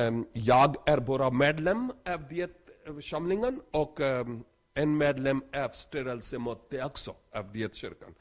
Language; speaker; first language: Swedish; non-native, learner; Urdu